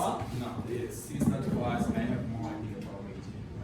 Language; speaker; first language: English; non-native, learner; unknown